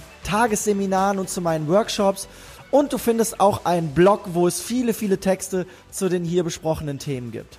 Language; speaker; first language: German; native; German